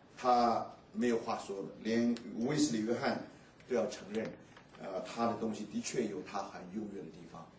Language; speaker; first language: Chinese; native; Chinese